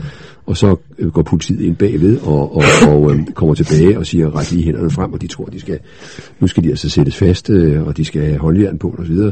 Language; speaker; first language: Danish; native; Danish